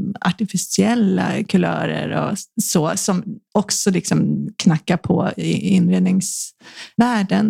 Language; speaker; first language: Swedish; native; Swedish